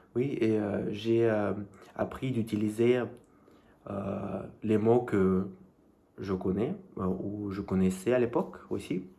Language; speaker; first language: French; non-native, learner; Serbian